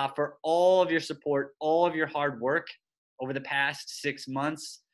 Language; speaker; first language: English; native; English